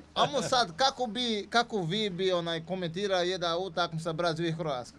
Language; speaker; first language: Croatian; non-native, learner; Portuguese